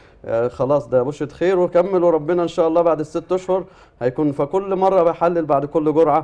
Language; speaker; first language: Arabic; native; Arabic